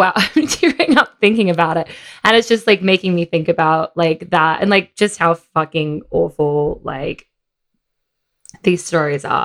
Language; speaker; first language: English; native; English